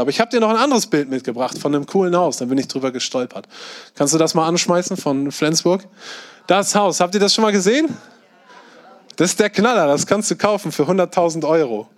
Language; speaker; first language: German; native; German